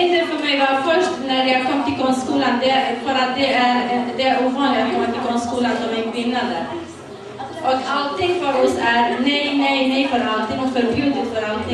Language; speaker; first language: Swedish; non-native, fluent; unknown